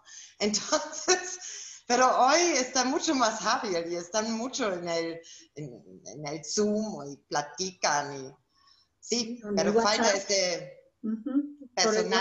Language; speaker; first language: Spanish; non-native, fluent; German